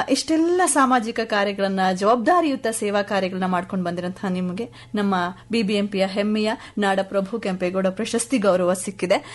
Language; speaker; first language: Kannada; native; Kannada